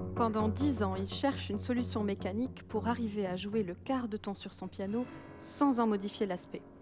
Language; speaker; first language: French; native; French